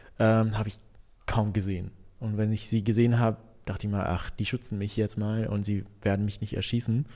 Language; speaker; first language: German; non-native, fluent; Arabic